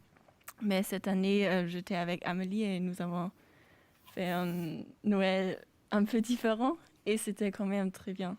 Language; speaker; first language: French; non-native, fluent; German